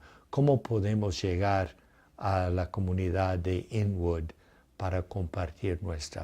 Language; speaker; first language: Spanish; non-native, fluent; English